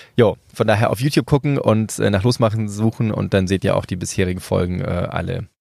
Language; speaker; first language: German; early bilingual, other home language; Spanish